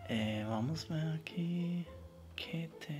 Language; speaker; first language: Portuguese; non-native, learner; German